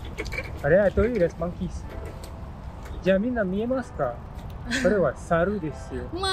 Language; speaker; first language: Japanese; non-native, learner; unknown